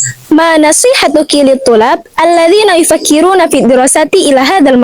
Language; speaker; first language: Arabic; non-native, learner; Indonesian